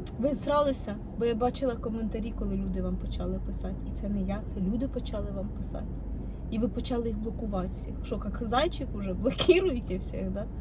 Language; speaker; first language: Ukrainian; non-native, local second language; Russian